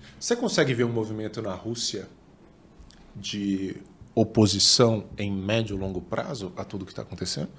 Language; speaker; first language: Portuguese; native; Portuguese